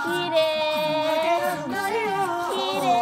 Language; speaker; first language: Japanese; native; Japanese